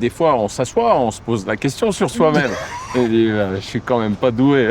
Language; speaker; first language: French; native; French